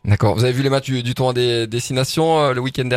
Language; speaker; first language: French; native; French